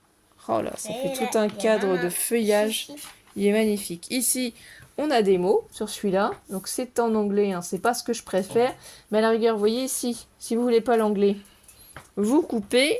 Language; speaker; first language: French; native; French